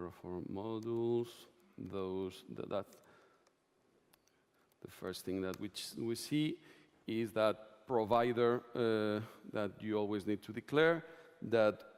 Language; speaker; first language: English; non-native, fluent; Spanish